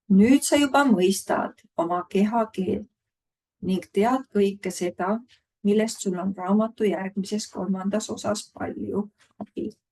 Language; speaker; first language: Estonian; native; Estonian